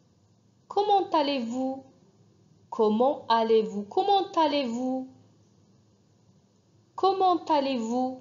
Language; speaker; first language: French; non-native, fluent; Arabic